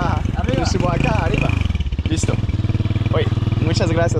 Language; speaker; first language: Spanish; non-native, learner; French